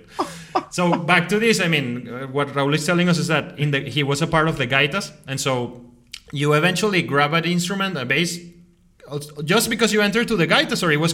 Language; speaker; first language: English; non-native, fluent; Spanish